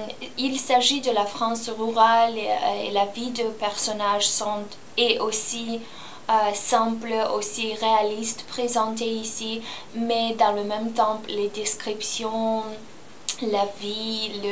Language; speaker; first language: French; non-native, learner; Romanian